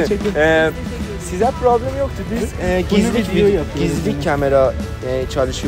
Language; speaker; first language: Turkish; non-native, learner; Persian